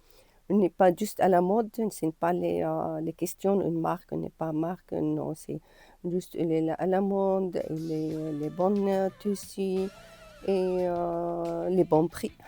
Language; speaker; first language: French; non-native, learner; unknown